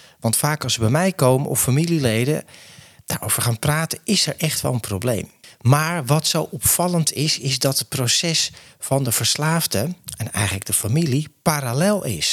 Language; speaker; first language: Dutch; native; Dutch